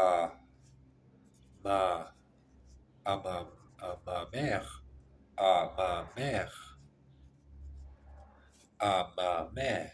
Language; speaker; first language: French; non-native, learner; Portuguese